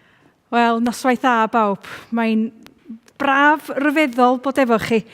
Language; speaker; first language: Welsh; native; Welsh